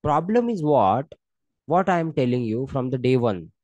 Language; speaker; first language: English; non-native, local second language; Marathi